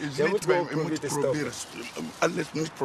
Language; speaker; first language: Dutch; non-native, learner; Lingala